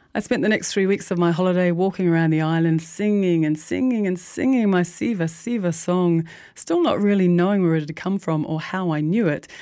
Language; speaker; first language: English; native; English